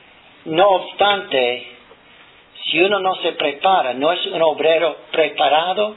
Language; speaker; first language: Spanish; non-native, fluent; English